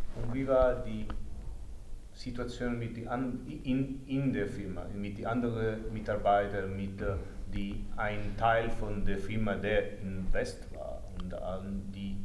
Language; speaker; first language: German; non-native, learner; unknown